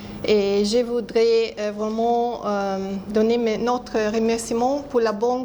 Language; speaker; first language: French; non-native, fluent; Italian